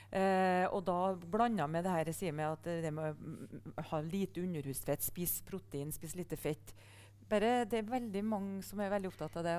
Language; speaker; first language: Norwegian; native; Norwegian